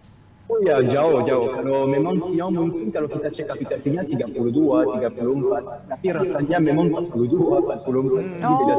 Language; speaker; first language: Indonesian; non-native, fluent; French